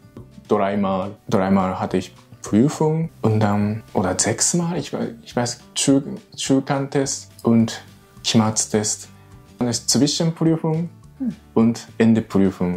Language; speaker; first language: German; non-native, learner; Japanese